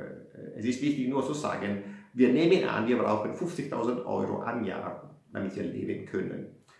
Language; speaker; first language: German; non-native, fluent; Italian